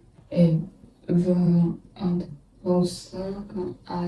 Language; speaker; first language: French; non-native, learner; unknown